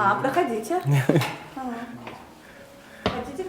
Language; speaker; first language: Russian; native; Russian